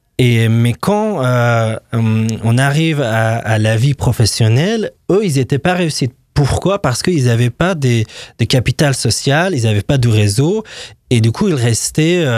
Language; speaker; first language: French; non-native, fluent; Persian